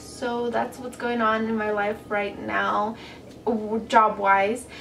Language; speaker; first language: English; native; English